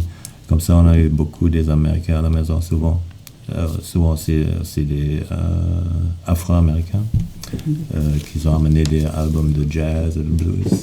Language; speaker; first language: French; non-native, fluent; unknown